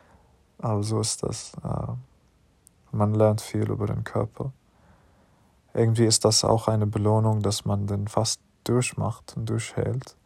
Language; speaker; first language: German; non-native, learner; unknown